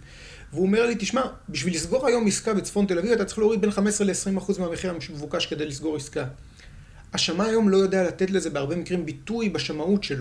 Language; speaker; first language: Hebrew; native; Hebrew